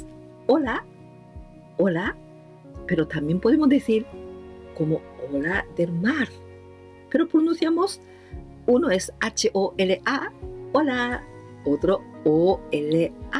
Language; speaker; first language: Spanish; non-native, fluent; Japanese